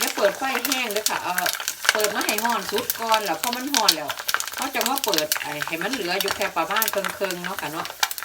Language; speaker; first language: Thai; non-native, local second language; Northeastern Thai